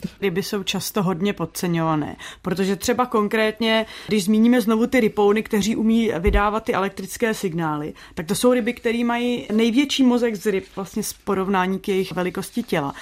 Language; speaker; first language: Czech; native; Czech